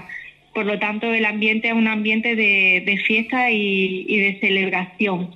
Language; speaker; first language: Spanish; native; Spanish